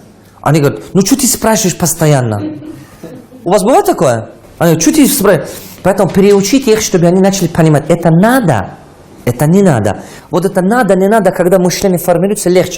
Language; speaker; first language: Russian; non-native, local second language; Tajik